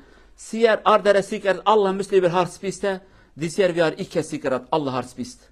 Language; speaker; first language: Norwegian; non-native, learner; Kurdish